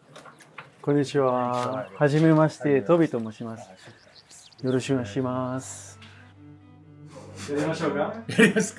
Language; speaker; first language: Japanese; non-native, fluent; English